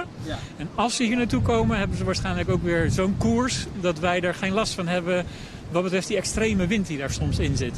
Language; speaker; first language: Dutch; native; Dutch